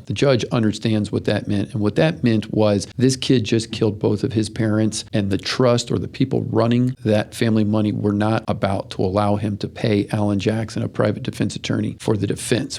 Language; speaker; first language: English; native; English